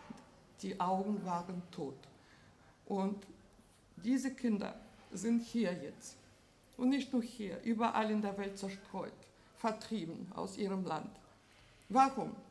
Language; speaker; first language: German; non-native, fluent; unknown